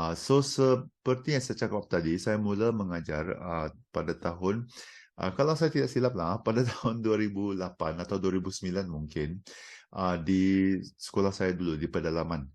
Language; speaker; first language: Malay; non-native, local second language; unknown